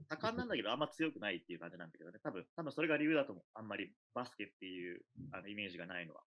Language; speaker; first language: Japanese; early bilingual, other home language; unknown